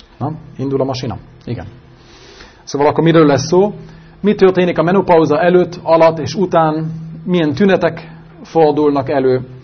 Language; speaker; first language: Hungarian; non-native, fluent; German